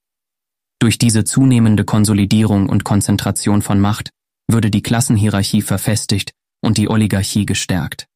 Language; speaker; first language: German; native; German